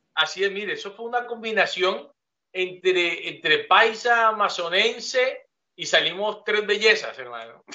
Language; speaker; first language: Spanish; native; Spanish